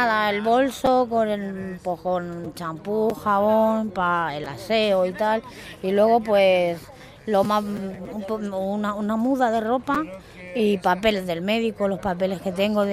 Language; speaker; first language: Spanish; native; Spanish